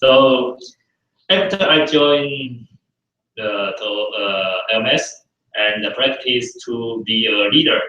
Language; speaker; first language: English; non-native, fluent; Chinese